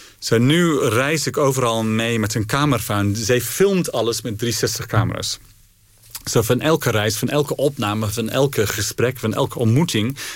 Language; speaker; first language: Dutch; non-native, fluent; English